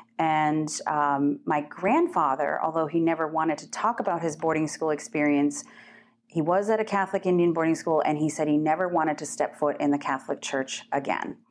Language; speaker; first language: English; native; English